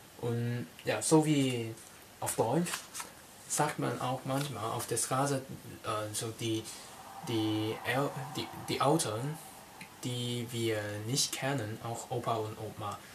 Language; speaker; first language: German; non-native, learner; Cantonese